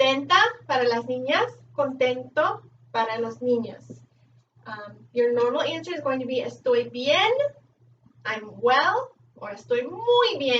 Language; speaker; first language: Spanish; non-native, fluent; English